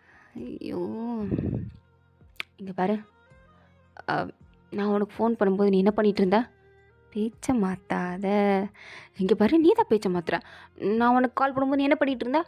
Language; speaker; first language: Tamil; native; Tamil